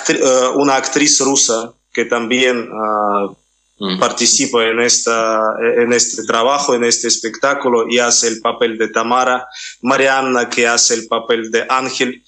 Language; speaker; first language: Spanish; non-native, fluent; Russian